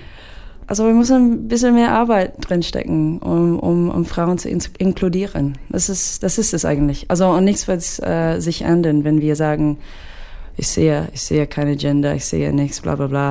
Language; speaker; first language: German; non-native, fluent; English